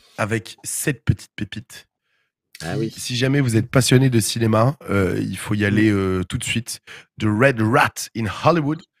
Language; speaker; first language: French; native; French